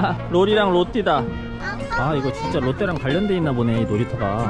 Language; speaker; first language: Korean; native; Korean